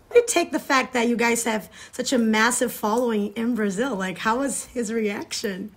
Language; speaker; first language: English; non-native, fluent; Portuguese